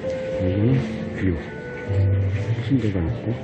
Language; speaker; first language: Korean; native; Korean